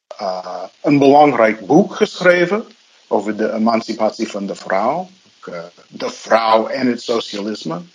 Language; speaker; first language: Dutch; non-native, fluent; English